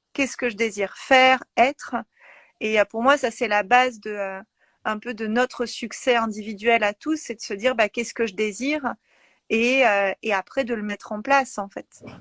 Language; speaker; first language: French; native; French